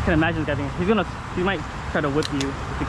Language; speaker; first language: English; native; English